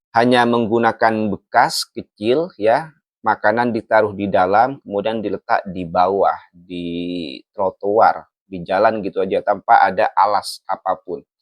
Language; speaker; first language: Indonesian; native; Indonesian